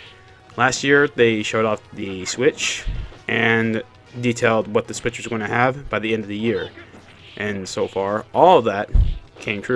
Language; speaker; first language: English; native; English